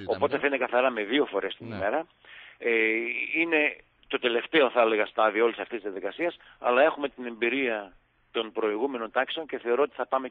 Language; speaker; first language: Greek; native; Greek